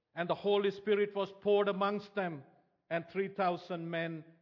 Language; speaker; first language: English; non-native, local second language; Tamil